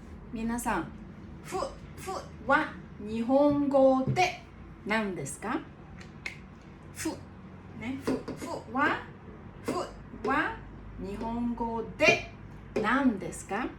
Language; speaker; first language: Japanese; non-native, fluent; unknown